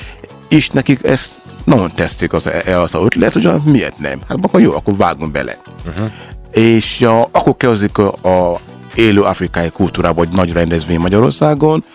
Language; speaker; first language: Hungarian; non-native, learner; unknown